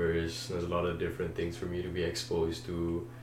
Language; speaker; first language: English; non-native, local second language; Malay